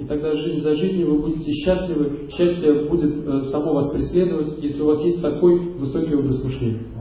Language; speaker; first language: Russian; native; Russian